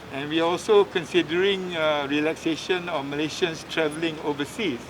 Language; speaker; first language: English; non-native, local second language; Malay